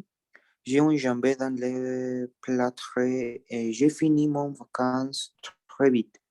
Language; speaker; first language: French; non-native, learner; Spanish